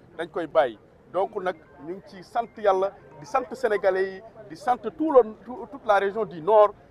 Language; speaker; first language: Wolof; non-native, local second language; Fula